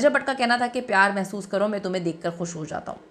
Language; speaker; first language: Urdu; native; Urdu